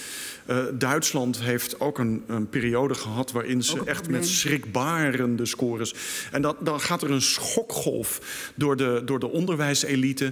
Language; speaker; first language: Dutch; native; Dutch